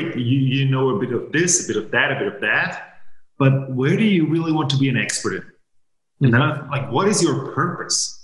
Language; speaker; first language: English; non-native, fluent; German